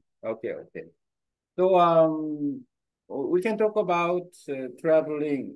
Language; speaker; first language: English; non-native, learner; Korean